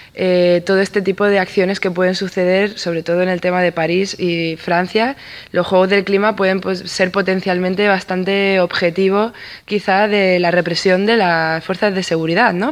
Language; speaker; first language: Spanish; native; Spanish